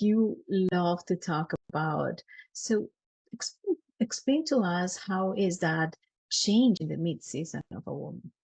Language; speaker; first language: English; non-native, fluent; Spanish